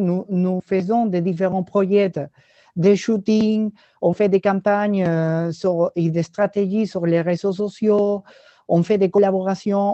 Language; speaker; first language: French; non-native, learner; Spanish